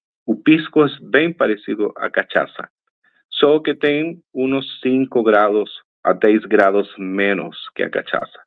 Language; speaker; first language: Portuguese; non-native, fluent; Spanish